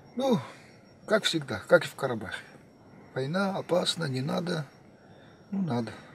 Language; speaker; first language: Russian; non-native, local second language; Armenian